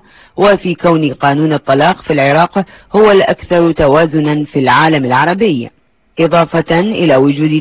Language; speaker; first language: Arabic; native; Arabic